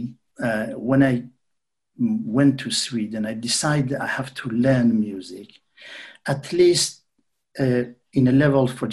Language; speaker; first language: English; non-native, fluent; Central Kurdish